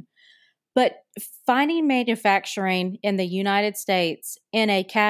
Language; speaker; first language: English; native; English